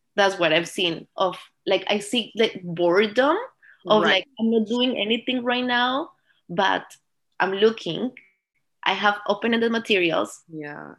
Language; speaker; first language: English; non-native, fluent; Spanish